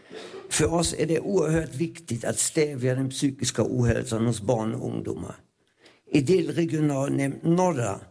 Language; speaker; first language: Swedish; non-native, fluent; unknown